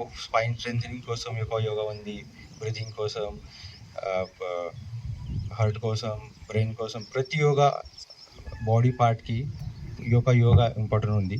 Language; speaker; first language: Telugu; non-native, learner; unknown